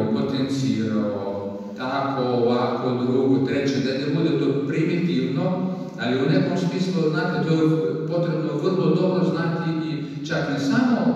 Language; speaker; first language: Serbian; non-native, fluent; Russian